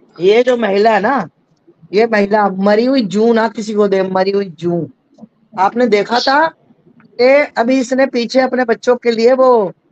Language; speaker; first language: Hindi; native; Hindi